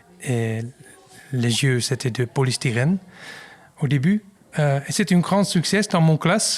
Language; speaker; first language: French; non-native, learner; Dutch